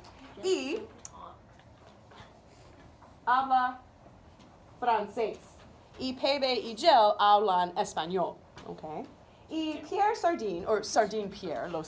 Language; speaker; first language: Spanish; non-native, learner; English